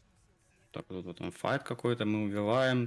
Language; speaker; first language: Russian; native; Russian